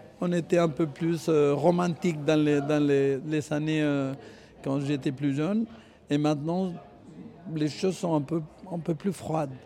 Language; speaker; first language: French; non-native, fluent; Spanish